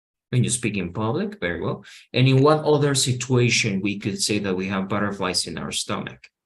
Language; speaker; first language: English; non-native, fluent; Spanish